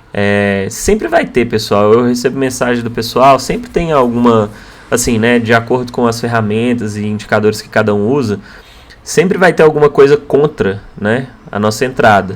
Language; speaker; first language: Portuguese; native; Portuguese